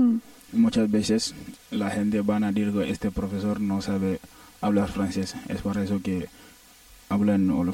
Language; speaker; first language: Spanish; non-native, learner; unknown